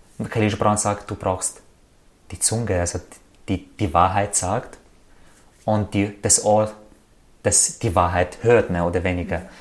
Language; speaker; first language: German; non-native, fluent; Arabic